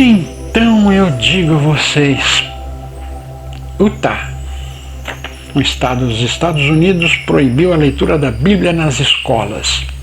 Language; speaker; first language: Portuguese; native; Portuguese